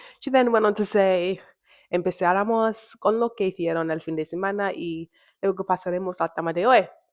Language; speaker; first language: Spanish; non-native, learner; English